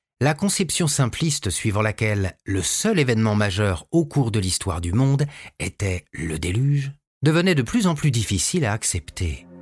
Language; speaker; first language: French; native; French